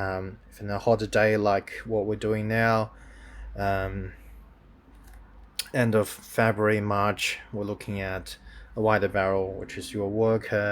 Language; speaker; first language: English; non-native, fluent; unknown